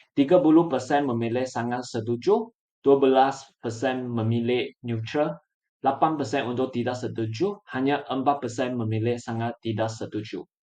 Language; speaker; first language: Malay; non-native, local second language; Chinese